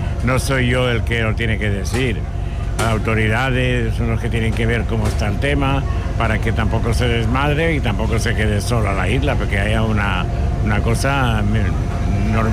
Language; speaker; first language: Spanish; native; Spanish